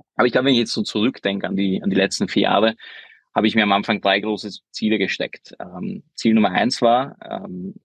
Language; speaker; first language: German; early bilingual, other home language; Hungarian